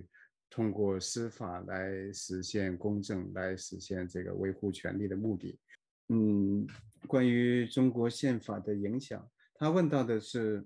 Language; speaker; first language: Chinese; native; Chinese